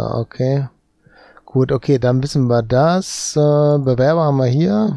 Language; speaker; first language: German; native; German